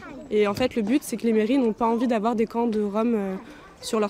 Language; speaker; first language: French; native; French